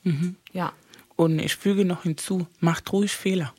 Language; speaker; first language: German; non-native, fluent; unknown